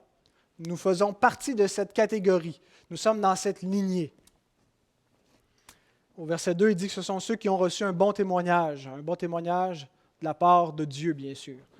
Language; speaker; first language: French; native; French